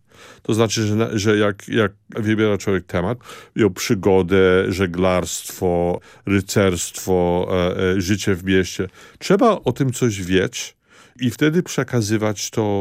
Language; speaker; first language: Polish; early bilingual, heritage; Polish